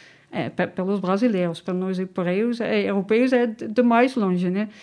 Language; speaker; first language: Portuguese; non-native, learner; Dutch